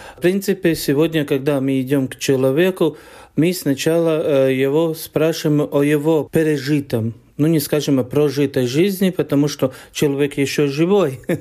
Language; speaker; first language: Russian; non-native, fluent; Latvian